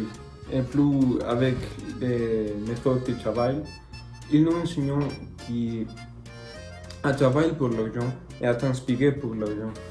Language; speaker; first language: French; non-native, learner; Spanish